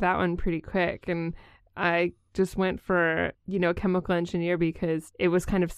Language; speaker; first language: English; native; English